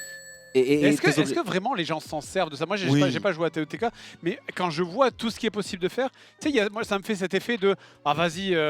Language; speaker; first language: French; native; French